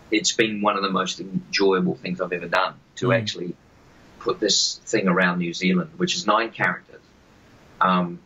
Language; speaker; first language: English; native; English